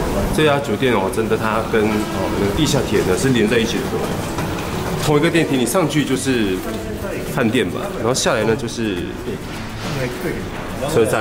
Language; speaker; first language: Chinese; native; Chinese